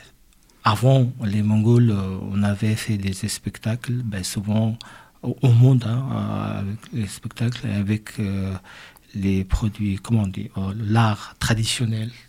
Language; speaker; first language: French; non-native, learner; Mongolian